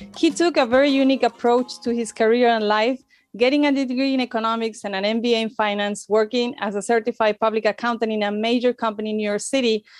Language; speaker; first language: English; non-native, fluent; Spanish